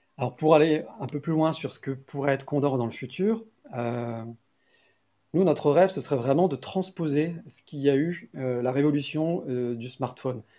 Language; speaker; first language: French; native; French